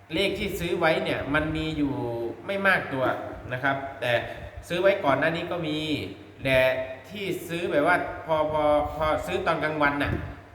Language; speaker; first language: Thai; non-native, local second language; Northeastern Thai